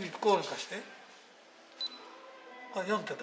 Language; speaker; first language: Japanese; native; Japanese